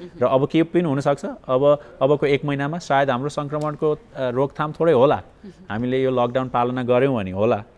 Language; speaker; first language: Nepali; native; Nepali